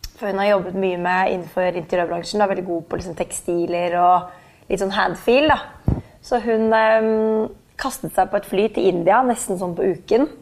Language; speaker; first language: Norwegian; native; Norwegian